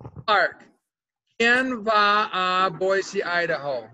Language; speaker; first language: Spanish; non-native, fluent; English